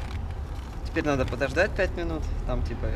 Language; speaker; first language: Russian; native; Russian